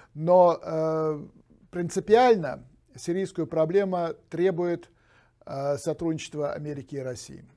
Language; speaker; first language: Russian; native; Russian